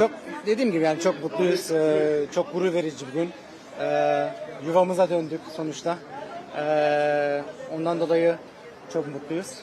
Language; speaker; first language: Turkish; early bilingual, heritage; Turkish